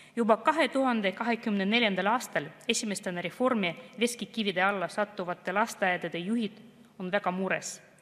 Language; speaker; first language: Estonian; non-native, local second language; Russian